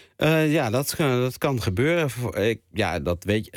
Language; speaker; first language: Dutch; native; Dutch